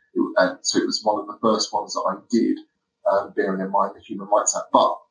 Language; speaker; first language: English; native; English